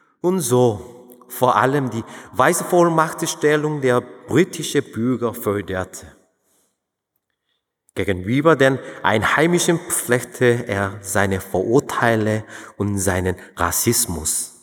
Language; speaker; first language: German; non-native, fluent; Korean